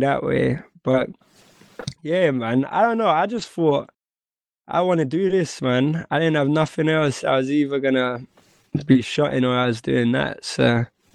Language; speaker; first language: English; native; English